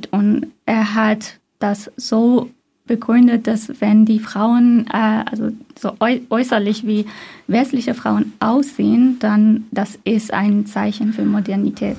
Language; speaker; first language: German; non-native, fluent; Persian